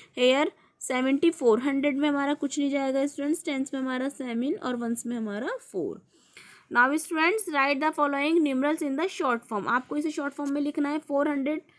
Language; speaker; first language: Hindi; native; Hindi